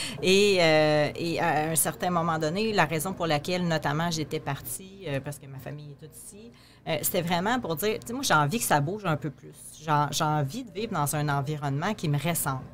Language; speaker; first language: French; native; French